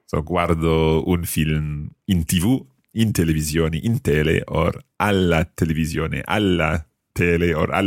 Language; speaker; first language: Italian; non-native, fluent; English